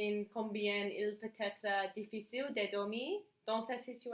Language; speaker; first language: French; non-native, learner; English